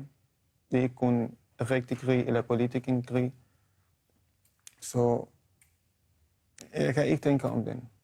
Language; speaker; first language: Danish; non-native, learner; Arabic